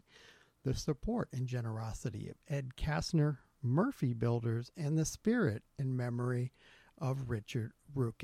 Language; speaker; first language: English; native; English